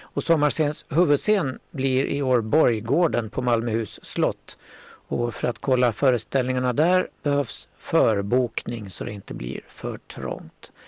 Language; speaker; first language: Swedish; native; Swedish